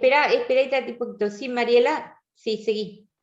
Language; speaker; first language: Spanish; native; Spanish